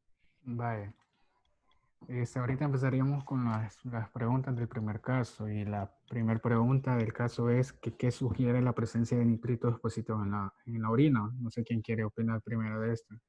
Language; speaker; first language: Spanish; native; Spanish